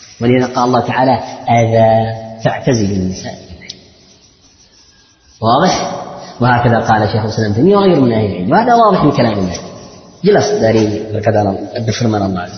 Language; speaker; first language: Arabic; non-native, fluent; Malay